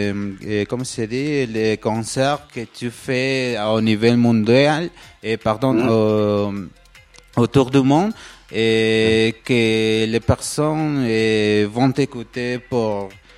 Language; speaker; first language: French; non-native, learner; Spanish